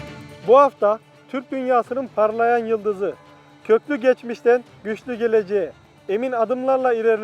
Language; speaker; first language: Turkish; native; Turkish